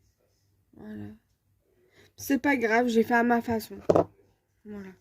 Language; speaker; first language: French; native; French